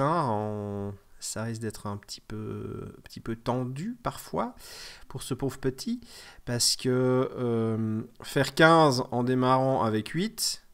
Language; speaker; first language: French; native; French